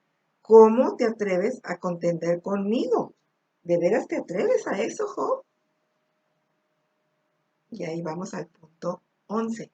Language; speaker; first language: Spanish; native; Spanish